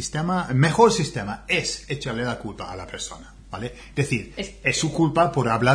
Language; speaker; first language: Spanish; non-native, fluent; English